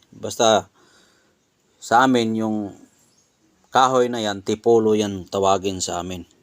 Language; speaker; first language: Filipino; non-native, local second language; Cebuano